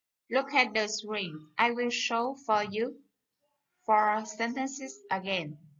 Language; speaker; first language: English; non-native, fluent; Vietnamese